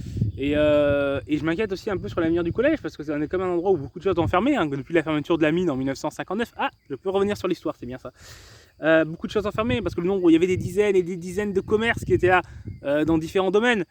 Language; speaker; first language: French; native; French